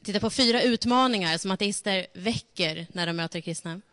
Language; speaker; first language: Swedish; native; Swedish